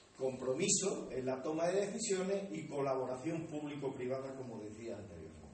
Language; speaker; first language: Spanish; native; Spanish